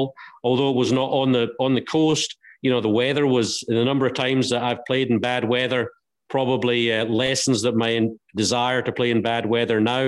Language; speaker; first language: English; native; English